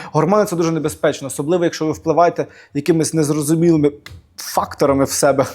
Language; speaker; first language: Ukrainian; native; Ukrainian